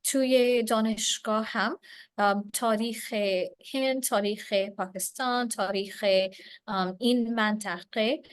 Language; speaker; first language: Persian; non-native, learner; English